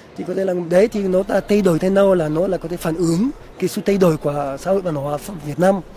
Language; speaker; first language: Vietnamese; non-native, fluent; French